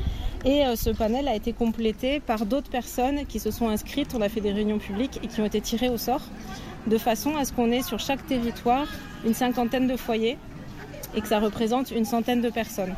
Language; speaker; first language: French; native; French